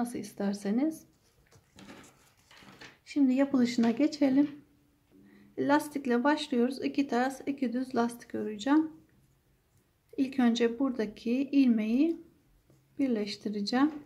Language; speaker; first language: Turkish; native; Turkish